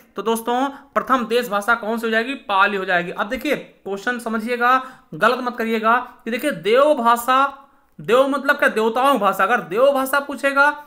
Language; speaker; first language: Hindi; native; Hindi